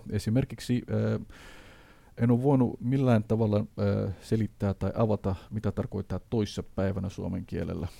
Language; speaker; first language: Finnish; non-native, fluent; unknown